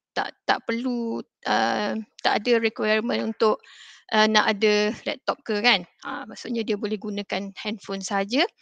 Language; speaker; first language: Malay; native; Malay